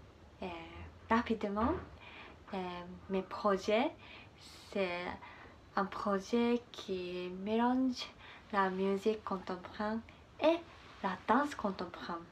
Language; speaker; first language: French; non-native, learner; Japanese